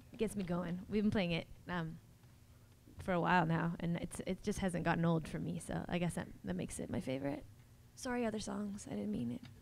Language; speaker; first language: English; native; English